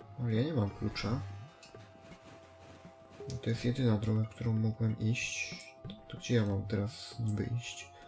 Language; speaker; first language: Polish; native; Polish